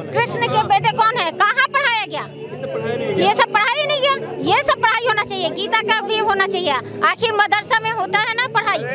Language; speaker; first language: Hindi; native; Hindi